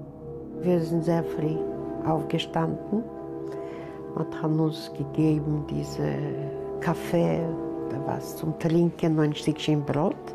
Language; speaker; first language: German; non-native, fluent; Polish